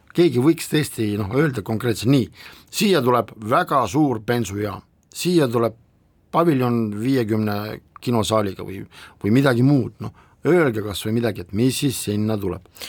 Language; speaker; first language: Estonian; non-native, local second language; Russian